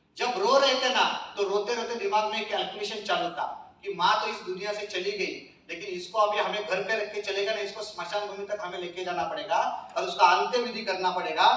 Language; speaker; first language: Hindi; non-native, local second language; Marathi